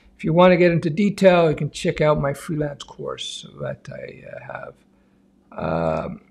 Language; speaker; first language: English; native; English